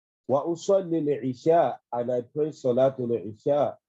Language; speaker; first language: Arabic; non-native, fluent; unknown